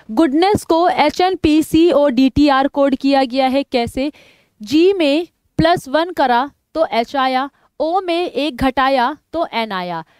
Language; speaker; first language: Hindi; native; Hindi